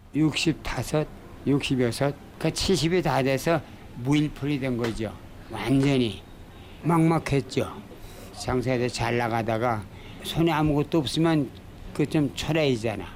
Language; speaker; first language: Korean; native; Korean